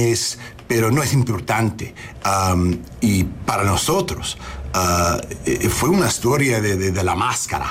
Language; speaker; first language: Spanish; early bilingual, heritage; English